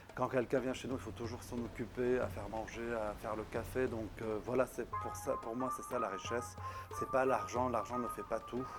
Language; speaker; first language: French; non-native, local second language; Arabic